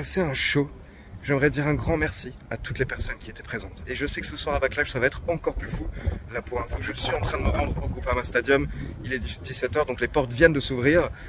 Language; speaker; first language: French; native; French